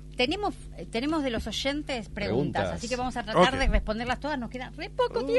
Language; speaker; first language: Spanish; native; Spanish